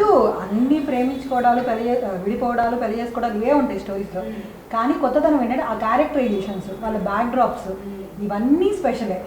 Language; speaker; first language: Telugu; native; Telugu